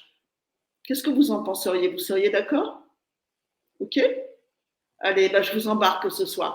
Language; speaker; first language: French; native; French